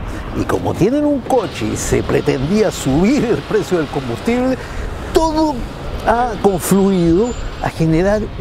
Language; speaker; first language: Spanish; native; Spanish